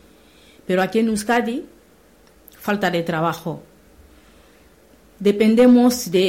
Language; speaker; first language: Spanish; non-native, learner; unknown